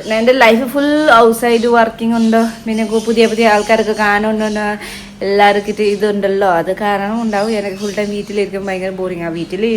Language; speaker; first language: Malayalam; non-native, learner; Nepali